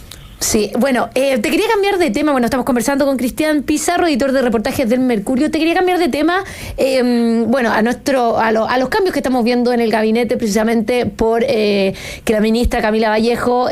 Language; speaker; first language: Spanish; native; Spanish